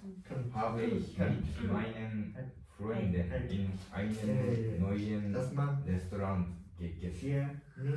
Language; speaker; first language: German; non-native, learner; Japanese